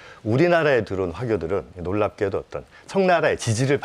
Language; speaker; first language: Korean; native; Korean